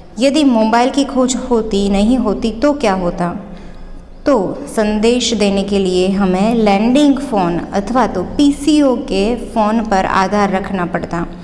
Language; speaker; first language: Hindi; non-native, local second language; Gujarati